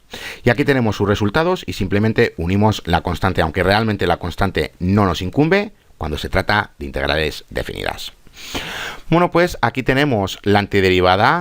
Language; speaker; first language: Spanish; native; Spanish